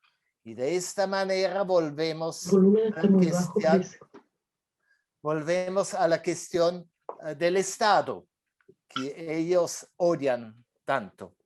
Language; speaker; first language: Spanish; non-native, fluent; French